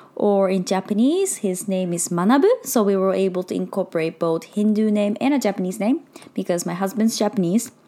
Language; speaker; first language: English; early bilingual, heritage; Japanese